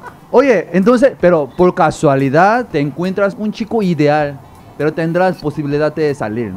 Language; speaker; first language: Spanish; non-native, fluent; Korean